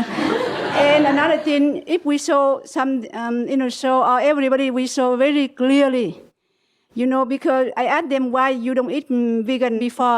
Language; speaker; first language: English; non-native, learner; Vietnamese